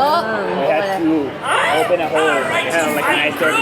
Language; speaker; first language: English; native; English